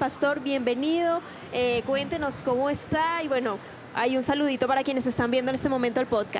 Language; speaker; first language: Spanish; native; Spanish